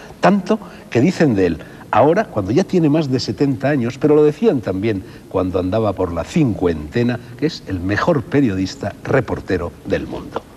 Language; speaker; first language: Spanish; native; Spanish